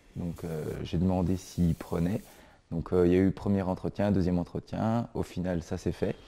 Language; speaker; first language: French; native; French